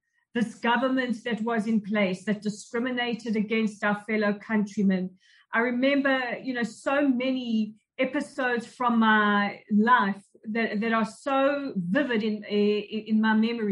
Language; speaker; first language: English; native; English